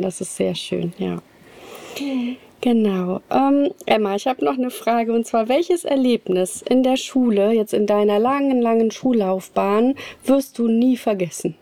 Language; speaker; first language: German; native; German